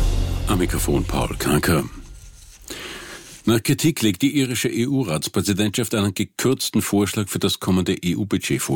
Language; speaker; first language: German; native; German